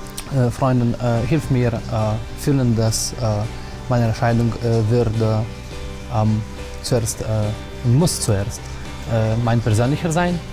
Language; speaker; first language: German; non-native, learner; Lithuanian